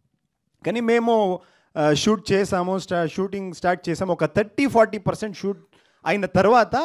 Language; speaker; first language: Telugu; non-native, learner; Kannada